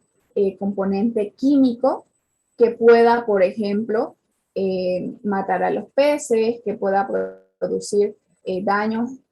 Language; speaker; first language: Spanish; native; Spanish